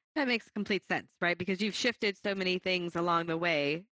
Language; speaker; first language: English; native; English